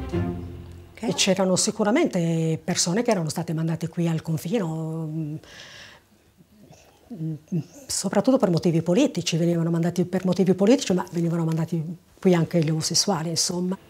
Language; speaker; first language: Italian; native; Italian